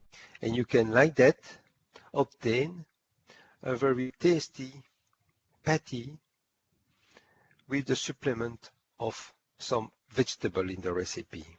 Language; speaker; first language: English; non-native, fluent; French